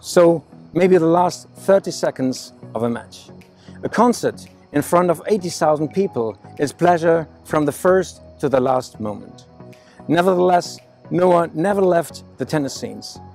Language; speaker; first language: English; non-native, fluent; German